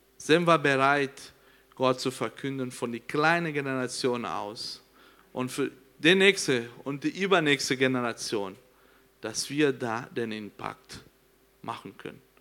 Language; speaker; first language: German; non-native, learner; Portuguese